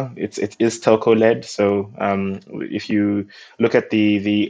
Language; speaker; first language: English; non-native, local second language; Nyanja